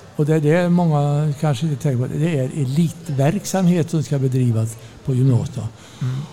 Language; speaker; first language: Swedish; native; Swedish